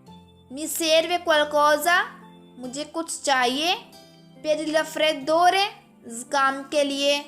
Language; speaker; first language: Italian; non-native, fluent; Urdu